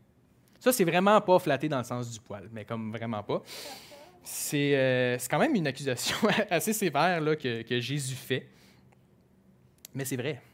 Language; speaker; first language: French; native; French